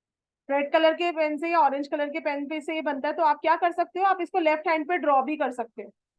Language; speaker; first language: Hindi; native; Hindi